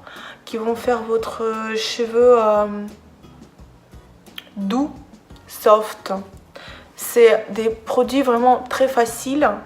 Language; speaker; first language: French; non-native, fluent; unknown